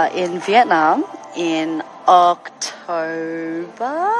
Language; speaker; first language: English; early bilingual, other home language; Korean